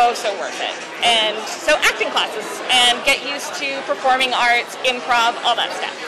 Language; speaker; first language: English; native; English